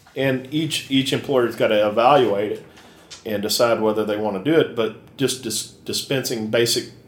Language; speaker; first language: English; native; English